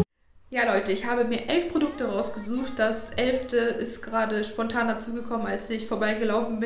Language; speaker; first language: German; native; German